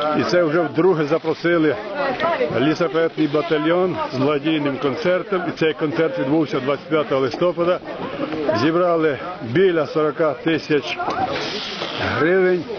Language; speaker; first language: Ukrainian; native; Ukrainian